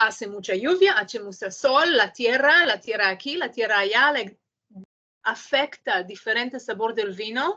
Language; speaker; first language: Spanish; non-native, learner; English